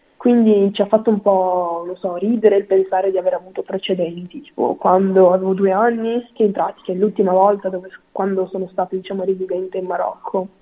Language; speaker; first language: Italian; early bilingual, other home language; Arabic